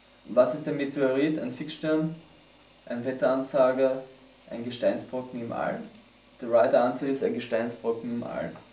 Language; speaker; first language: German; native; German